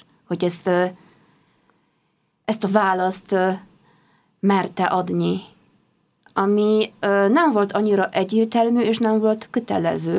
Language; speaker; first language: Hungarian; non-native, fluent; Polish